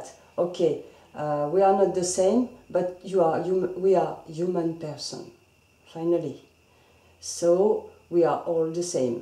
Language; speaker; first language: English; non-native, learner; French